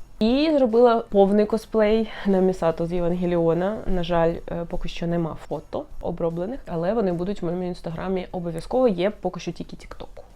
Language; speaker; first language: Ukrainian; non-native, local second language; Russian